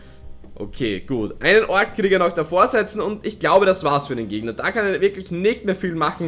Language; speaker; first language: German; native; German